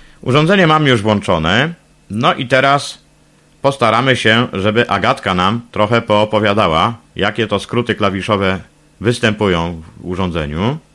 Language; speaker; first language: Polish; native; Polish